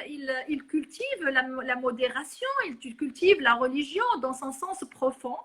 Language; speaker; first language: French; non-native, local second language; Arabic